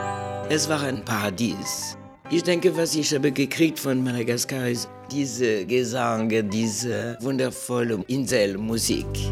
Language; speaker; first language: German; non-native, fluent; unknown